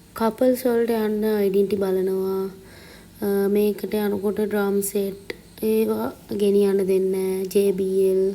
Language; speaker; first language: Sinhala; non-native, local second language; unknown